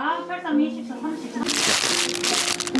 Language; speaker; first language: Korean; native; Korean